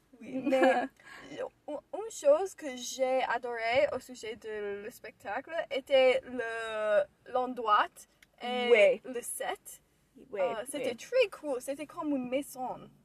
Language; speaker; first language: French; non-native, learner; English